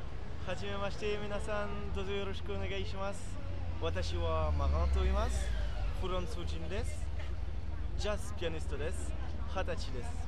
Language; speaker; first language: Japanese; non-native, learner; French